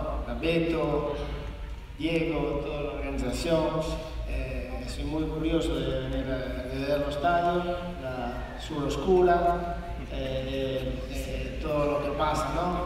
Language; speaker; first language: Spanish; non-native, learner; Italian